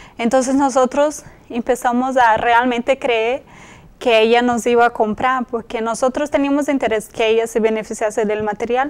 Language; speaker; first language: Spanish; non-native, fluent; Portuguese